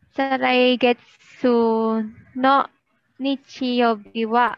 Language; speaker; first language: Japanese; non-native, learner; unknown